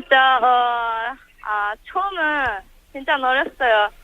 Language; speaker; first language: Korean; non-native, learner; Japanese